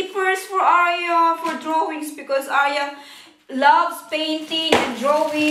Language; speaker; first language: English; non-native, learner; Filipino